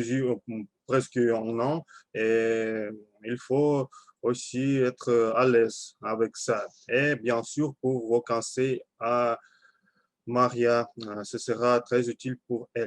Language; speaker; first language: French; non-native, learner; Russian